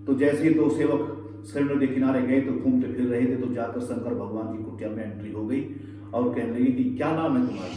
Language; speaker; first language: Hindi; native; Hindi